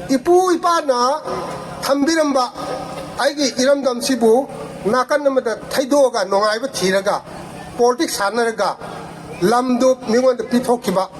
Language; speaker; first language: Manipuri; non-native, local second language; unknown